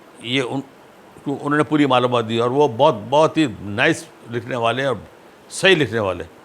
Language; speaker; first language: Urdu; native; Urdu